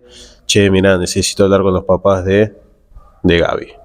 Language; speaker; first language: Spanish; native; Spanish